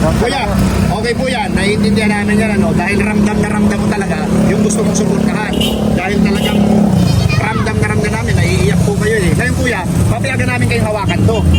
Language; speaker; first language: Filipino; non-native, local second language; Bikol